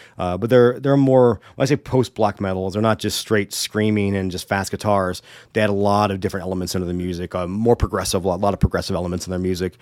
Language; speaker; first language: English; native; English